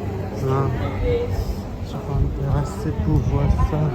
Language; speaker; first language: French; non-native, learner; Filipino